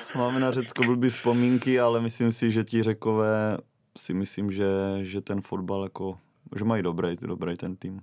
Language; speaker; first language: Czech; native; Czech